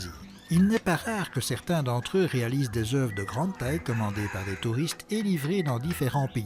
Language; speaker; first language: French; native; French